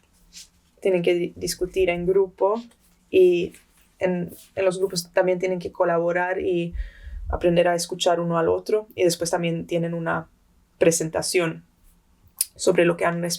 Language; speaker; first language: Spanish; early bilingual, heritage; Spanish